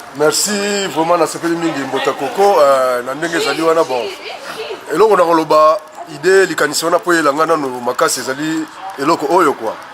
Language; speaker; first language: Lingala; non-native, local second language; Kongo